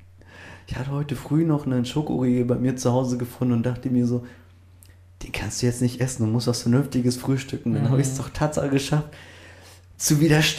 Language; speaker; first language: German; native; German